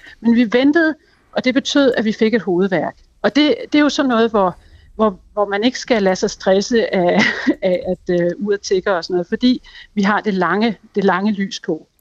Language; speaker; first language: Danish; native; Danish